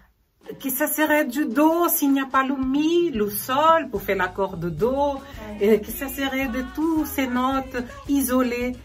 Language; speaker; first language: French; non-native, fluent; Portuguese